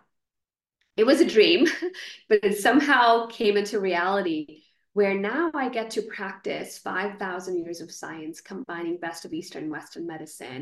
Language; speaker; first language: English; non-native, local second language; Gujarati